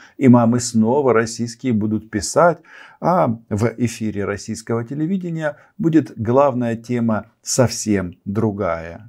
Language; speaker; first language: Russian; non-native, local second language; Ukrainian